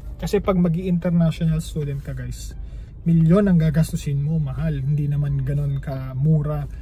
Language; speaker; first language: Filipino; native; Filipino